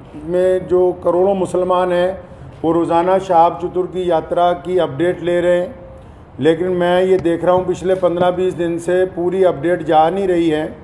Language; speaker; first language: Hindi; native; Hindi